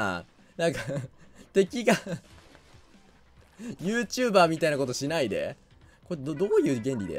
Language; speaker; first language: Japanese; native; Japanese